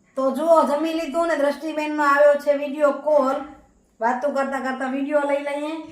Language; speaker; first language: Gujarati; non-native, local second language; Kachhi